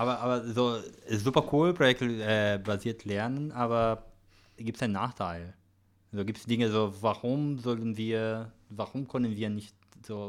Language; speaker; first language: German; non-native, learner; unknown